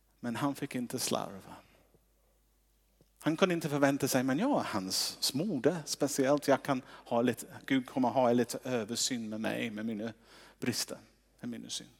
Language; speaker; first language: Swedish; non-native, fluent; English